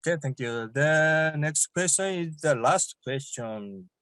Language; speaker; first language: English; non-native, learner; Japanese